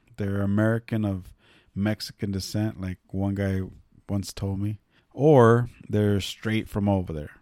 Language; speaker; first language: English; early bilingual, other home language; Spanish